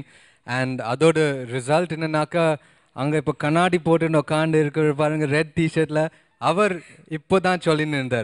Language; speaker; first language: Tamil; early bilingual, heritage; Tamil